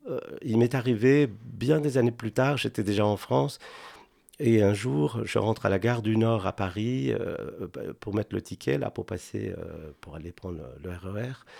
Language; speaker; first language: French; non-native, fluent; Spanish